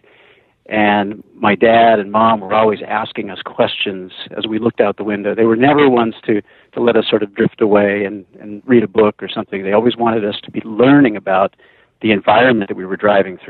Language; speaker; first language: English; native; English